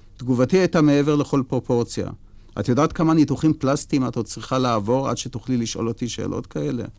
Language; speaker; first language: Hebrew; native; Hebrew